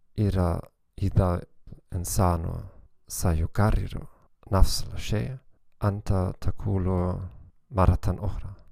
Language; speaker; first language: Arabic; non-native, learner; German